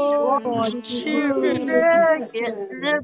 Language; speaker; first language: Chinese; non-native, learner; Indonesian